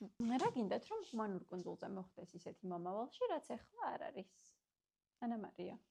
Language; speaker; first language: Georgian; native; Georgian